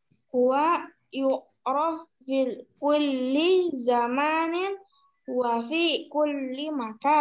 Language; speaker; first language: Arabic; non-native, learner; Indonesian